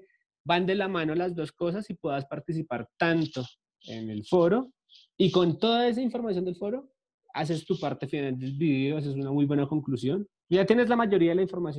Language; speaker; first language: Spanish; native; Spanish